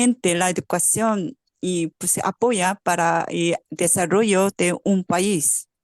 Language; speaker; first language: Spanish; non-native, fluent; Korean